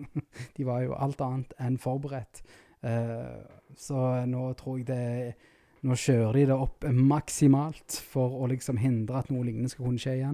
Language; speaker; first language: Norwegian; native; Norwegian